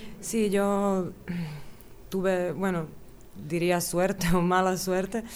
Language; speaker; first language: Spanish; early bilingual, other home language; Bosnian